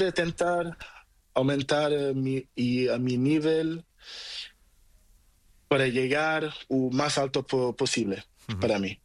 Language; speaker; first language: Spanish; non-native, learner; Portuguese